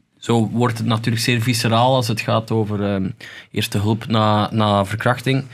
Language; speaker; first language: Dutch; native; Dutch